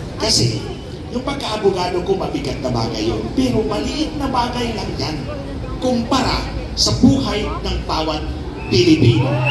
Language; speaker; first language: Filipino; non-native, local second language; Cebuano